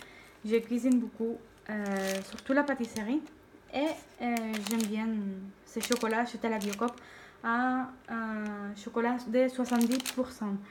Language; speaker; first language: French; non-native, fluent; Spanish